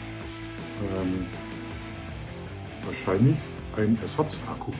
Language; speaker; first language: German; native; German